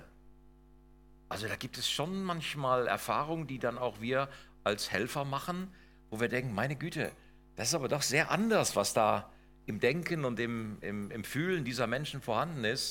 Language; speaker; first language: German; native; German